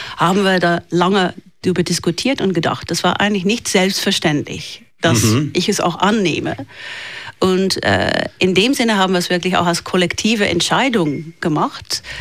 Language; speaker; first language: German; non-native, local second language; Dutch